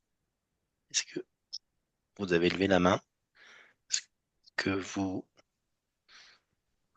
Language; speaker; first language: French; native; French